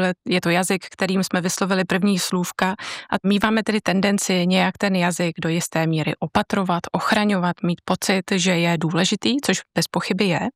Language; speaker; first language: Czech; native; Czech